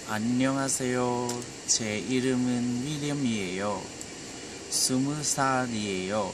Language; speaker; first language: Korean; non-native, learner; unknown